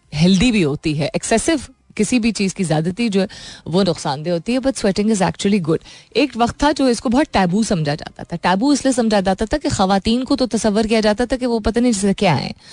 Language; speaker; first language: Urdu; native; Urdu